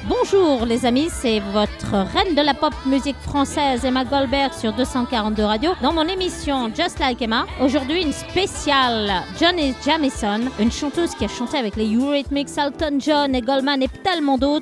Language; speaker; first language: French; native; French